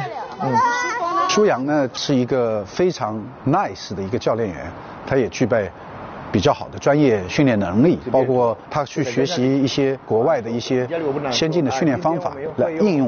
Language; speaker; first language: Chinese; native; Chinese